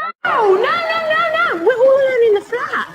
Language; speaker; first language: English; native; English